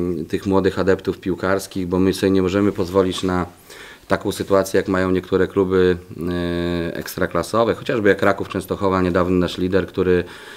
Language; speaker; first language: Polish; native; Polish